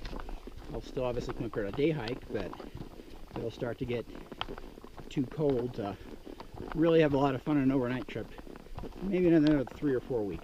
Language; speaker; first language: English; native; English